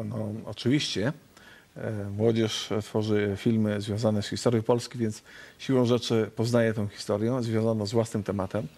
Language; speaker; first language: Polish; native; Polish